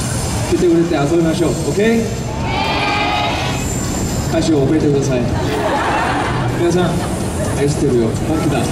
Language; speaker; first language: Japanese; non-native, learner; Korean